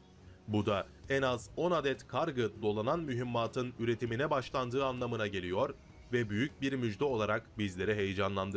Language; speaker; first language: Turkish; native; Turkish